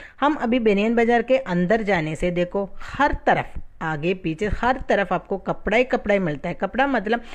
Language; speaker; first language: Hindi; non-native, fluent; Tamil